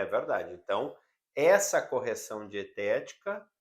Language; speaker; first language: Portuguese; native; Portuguese